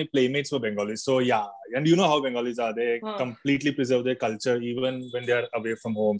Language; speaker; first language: English; non-native, local second language; Malayalam